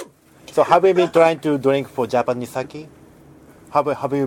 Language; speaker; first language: English; non-native, learner; Japanese